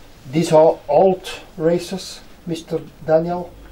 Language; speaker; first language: English; non-native, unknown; Dutch